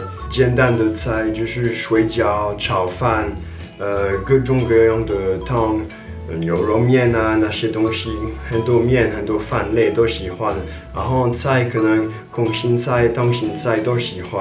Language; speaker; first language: Chinese; non-native, fluent; French